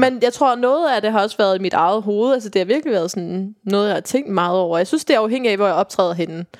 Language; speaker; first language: Danish; native; Danish